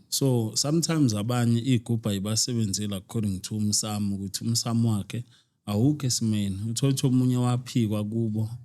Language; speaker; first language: Zulu; native; Zulu